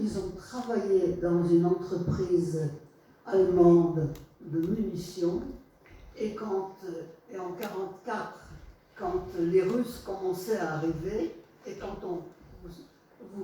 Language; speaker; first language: French; non-native, fluent; Polish